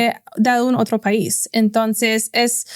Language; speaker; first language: Spanish; non-native, fluent; English